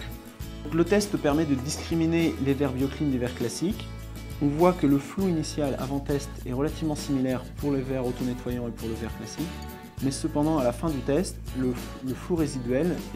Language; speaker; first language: French; native; French